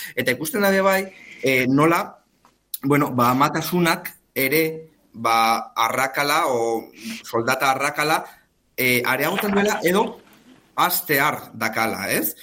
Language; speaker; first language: Basque; native; Basque